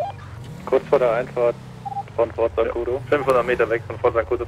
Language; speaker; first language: German; native; German